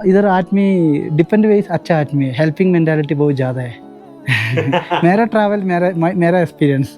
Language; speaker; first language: Hindi; non-native, local second language; Malayalam